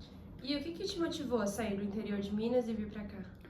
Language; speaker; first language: Portuguese; native; Portuguese